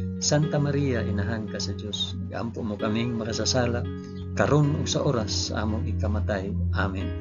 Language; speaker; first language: Cebuano; non-native, local second language; Hiligaynon